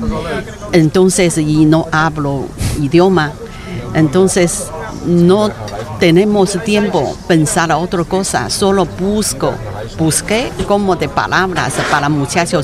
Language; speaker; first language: Spanish; non-native, learner; Chinese